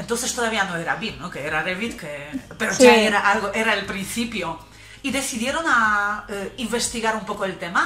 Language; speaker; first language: Spanish; non-native, fluent; Polish